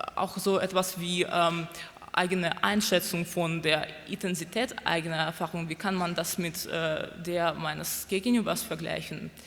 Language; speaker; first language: German; non-native, fluent; Russian